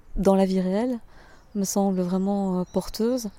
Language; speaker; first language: French; native; French